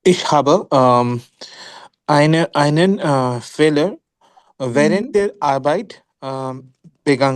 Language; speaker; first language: German; non-native, learner; Hindi